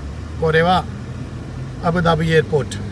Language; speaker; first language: Japanese; non-native, fluent; Urdu